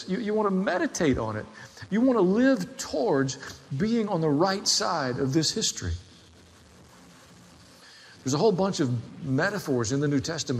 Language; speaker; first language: English; native; English